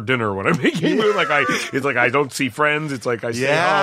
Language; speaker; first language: English; native; English